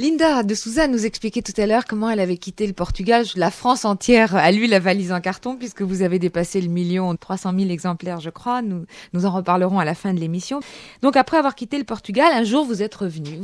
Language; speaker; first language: French; native; French